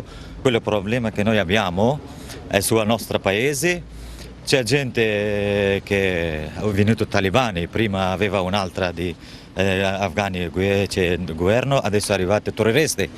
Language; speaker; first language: Italian; non-native, learner; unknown